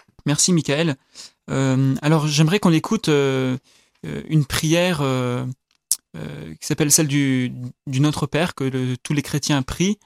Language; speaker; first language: French; native; French